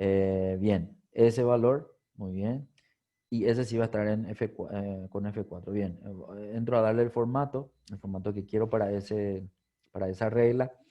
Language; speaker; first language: Spanish; native; Spanish